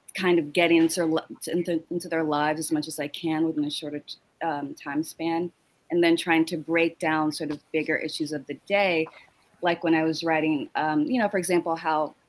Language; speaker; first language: English; native; English